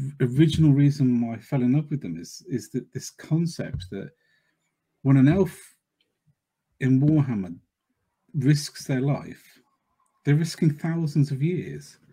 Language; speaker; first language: English; native; English